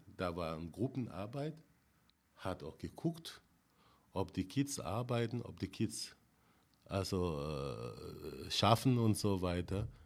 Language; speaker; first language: German; non-native, fluent; Wolof